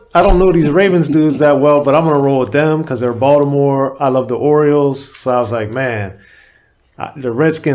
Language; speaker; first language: English; native; English